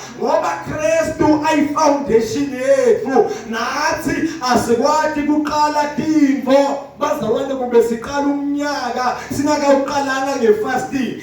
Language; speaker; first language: Zulu; non-native, local second language; Swati